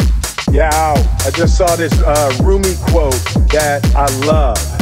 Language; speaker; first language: English; native; English